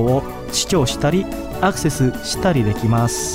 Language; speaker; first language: Japanese; non-native, fluent; Indonesian